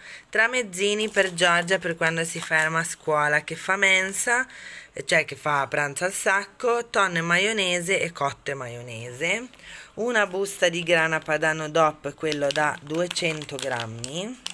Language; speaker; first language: Italian; native; Italian